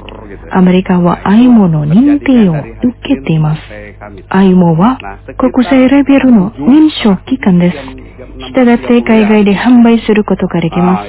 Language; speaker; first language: Japanese; non-native, fluent; Indonesian